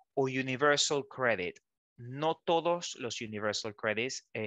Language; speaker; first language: Spanish; native; Spanish